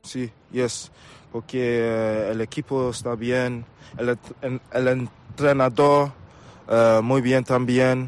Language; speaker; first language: Spanish; non-native, learner; English